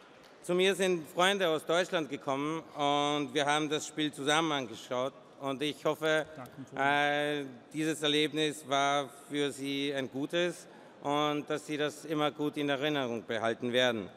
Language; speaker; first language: German; non-native, fluent; Polish